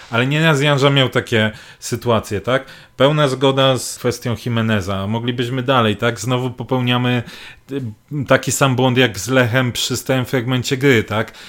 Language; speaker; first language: Polish; native; Polish